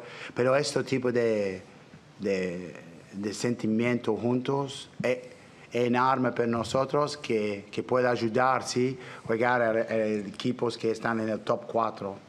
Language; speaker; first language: Italian; non-native, learner; English